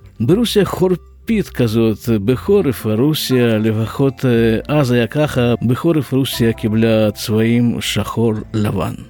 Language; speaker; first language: Hebrew; non-native, fluent; Russian